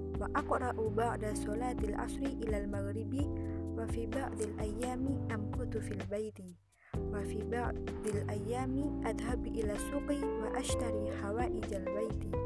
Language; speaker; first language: Arabic; non-native, learner; Indonesian